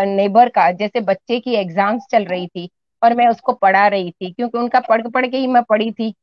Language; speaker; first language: Hindi; non-native, local second language; Sindhi